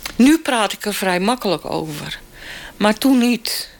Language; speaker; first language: Dutch; native; Dutch